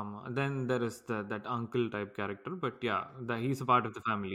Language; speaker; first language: English; non-native, local second language; Tamil